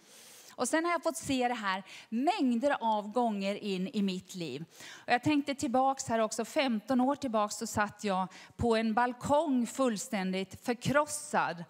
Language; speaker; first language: Swedish; native; Swedish